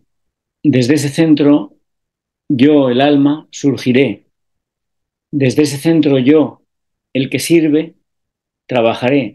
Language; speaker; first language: Spanish; native; Spanish